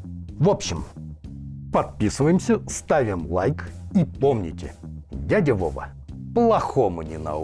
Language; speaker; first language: Russian; native; Russian